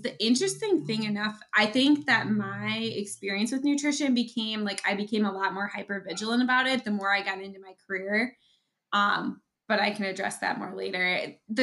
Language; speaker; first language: English; native; English